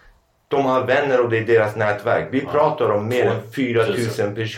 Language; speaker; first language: Swedish; non-native, fluent; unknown